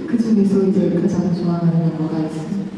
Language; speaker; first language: Korean; non-native, fluent; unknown